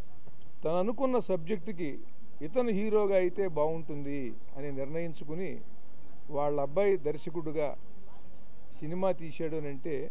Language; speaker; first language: Telugu; native; Telugu